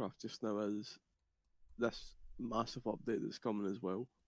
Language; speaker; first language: English; native; English